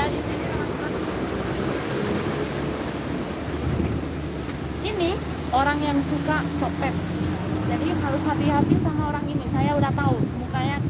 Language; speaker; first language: Indonesian; non-native, fluent; Spanish